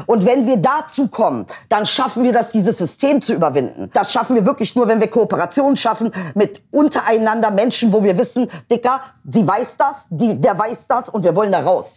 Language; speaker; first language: German; early bilingual, other home language; Turkish